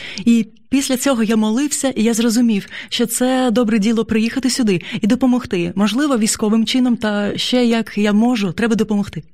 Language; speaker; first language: Ukrainian; native; Ukrainian